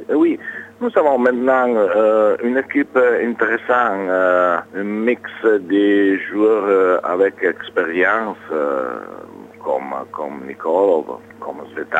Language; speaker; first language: French; non-native, learner; Italian